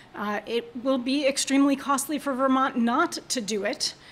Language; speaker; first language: English; native; English